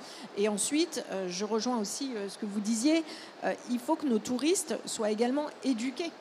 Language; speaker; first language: French; native; French